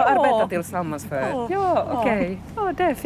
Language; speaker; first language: Swedish; non-native, local second language; Finnish